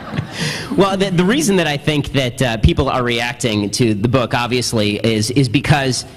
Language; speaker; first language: English; native; English